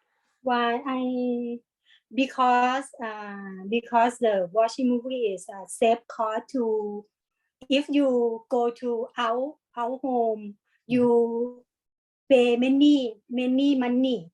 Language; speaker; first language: English; non-native, learner; Thai